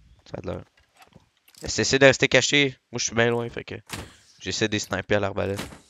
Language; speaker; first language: French; native; French